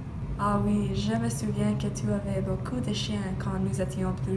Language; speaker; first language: French; non-native, learner; English